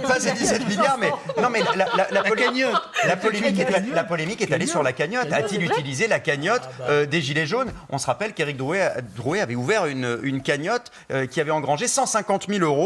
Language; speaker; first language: French; native; French